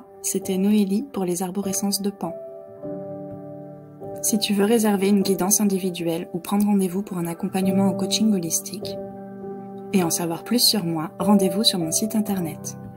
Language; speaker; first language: French; native; French